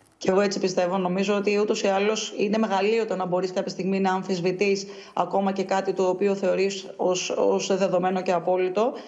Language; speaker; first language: Greek; native; Greek